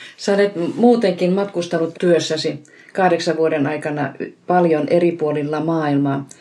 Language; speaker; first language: Finnish; native; Finnish